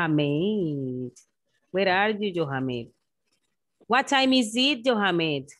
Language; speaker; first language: English; non-native, fluent; Spanish